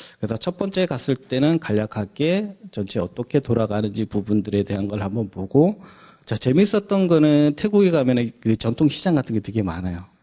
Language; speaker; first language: Korean; native; Korean